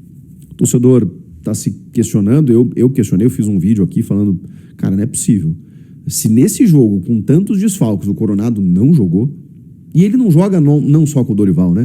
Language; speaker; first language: Portuguese; native; Portuguese